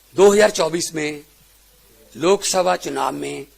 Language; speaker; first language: Hindi; non-native, local second language; Punjabi